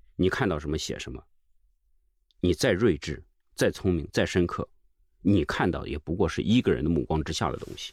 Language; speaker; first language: Chinese; native; Chinese